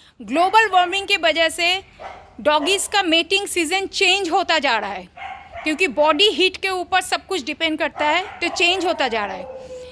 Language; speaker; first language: Hindi; non-native, local second language; Bangla